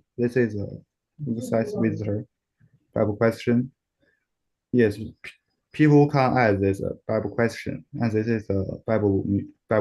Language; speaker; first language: English; non-native, learner; Chinese